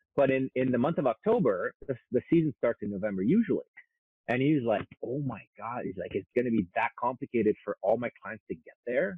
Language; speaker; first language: English; non-native, local second language; French